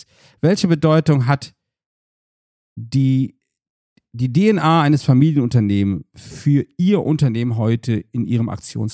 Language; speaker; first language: German; native; German